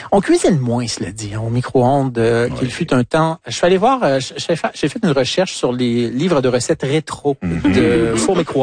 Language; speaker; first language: French; native; French